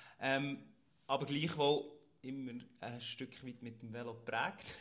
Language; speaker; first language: German; native; German